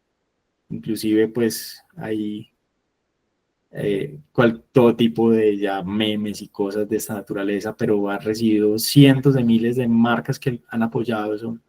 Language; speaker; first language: Spanish; native; Spanish